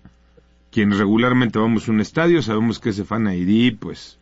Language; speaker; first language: Spanish; native; Spanish